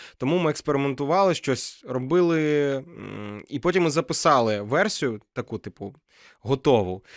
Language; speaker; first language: Ukrainian; non-native, local second language; Russian